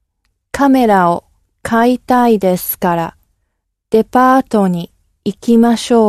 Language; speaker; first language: Japanese; non-native, learner; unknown